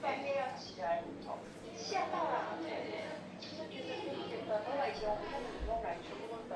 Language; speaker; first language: Chinese; native; Chinese